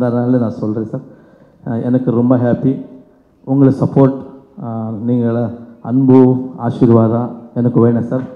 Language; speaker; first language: Tamil; non-native, learner; Kannada